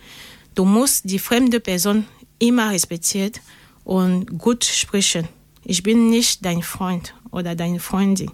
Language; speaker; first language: German; non-native, learner; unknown